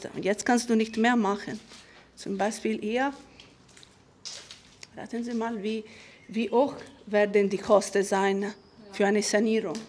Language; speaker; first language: German; non-native, fluent; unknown